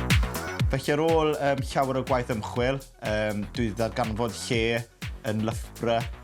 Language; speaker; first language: Welsh; native; Welsh